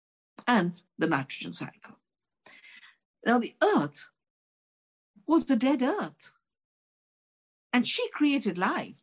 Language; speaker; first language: English; non-native, local second language; Hindi